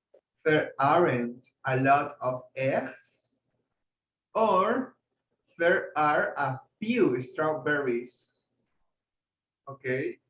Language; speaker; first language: English; non-native, fluent; Spanish